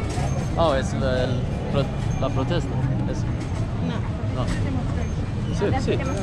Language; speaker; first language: Spanish; non-native, learner; Swedish